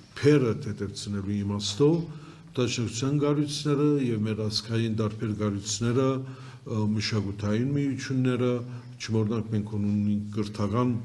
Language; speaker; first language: Armenian; early bilingual, heritage; Armenian